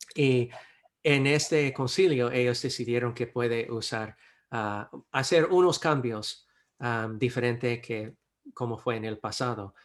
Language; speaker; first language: Spanish; non-native, fluent; English